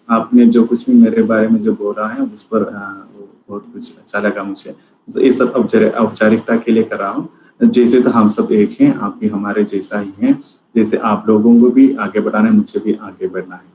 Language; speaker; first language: Hindi; non-native, local second language; Malayalam